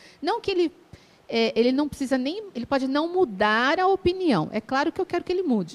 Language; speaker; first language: Portuguese; native; Portuguese